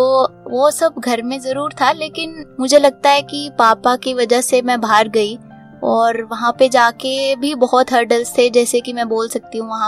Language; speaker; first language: Hindi; native; Hindi